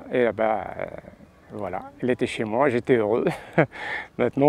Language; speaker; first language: French; non-native, local second language; Arabic